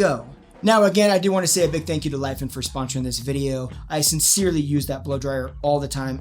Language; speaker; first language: English; native; English